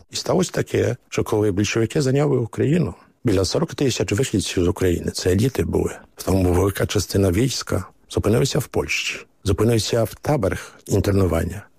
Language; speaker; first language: Ukrainian; early bilingual, heritage; Ukrainian